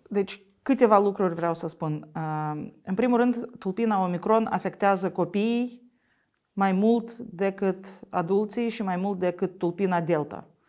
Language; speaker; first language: Romanian; native; Romanian